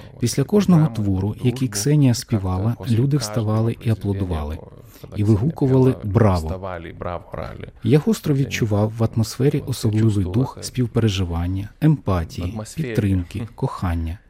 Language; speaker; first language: Ukrainian; non-native, fluent; Lithuanian